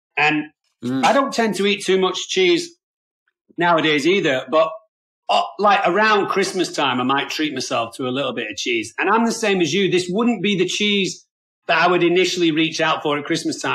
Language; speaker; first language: English; native; English